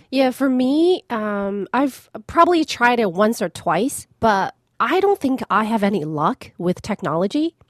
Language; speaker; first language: English; non-native, fluent; Chinese